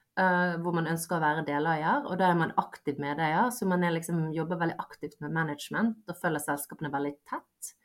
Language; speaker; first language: Norwegian; early bilingual, other home language; Bosnian